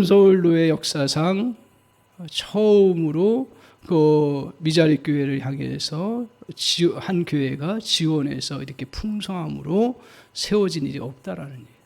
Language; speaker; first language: Korean; native; Korean